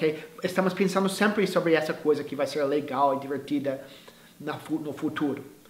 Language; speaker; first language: Portuguese; non-native, fluent; English